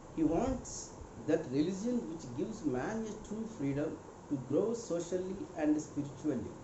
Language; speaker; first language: English; non-native, local second language; Telugu